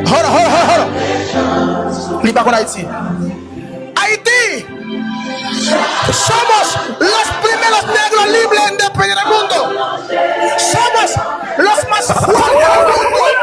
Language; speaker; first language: Spanish; non-native, learner; Haitian Creole